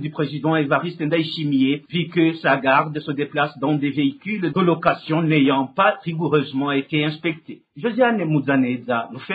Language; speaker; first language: French; non-native, local second language; Rundi